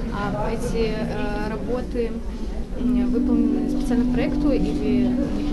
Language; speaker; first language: Russian; native; Russian